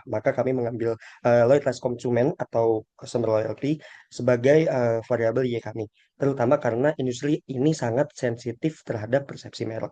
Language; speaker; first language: Indonesian; native; Indonesian